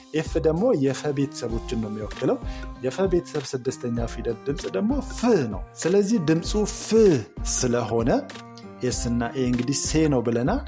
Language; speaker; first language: Amharic; native; Amharic